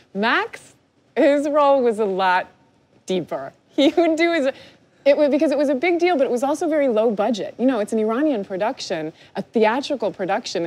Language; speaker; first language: English; early bilingual, other home language; Persian